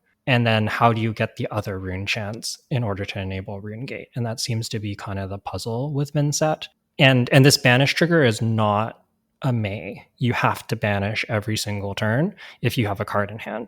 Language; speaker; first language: English; native; English